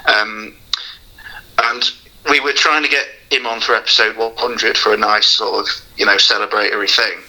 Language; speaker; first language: English; native; English